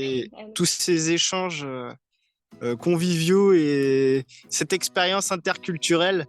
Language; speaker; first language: French; native; French